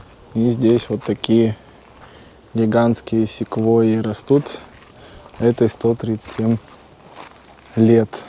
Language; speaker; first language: Russian; native; Russian